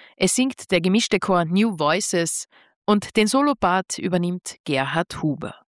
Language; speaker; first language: German; native; German